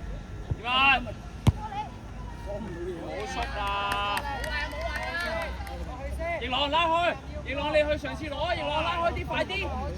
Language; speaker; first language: Cantonese; native; Cantonese